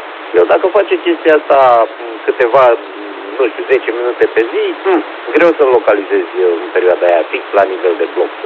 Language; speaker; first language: Romanian; native; Romanian